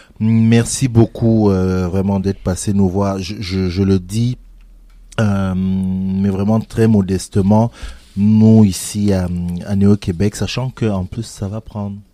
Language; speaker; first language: French; native; French